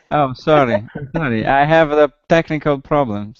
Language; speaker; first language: English; non-native, learner; Italian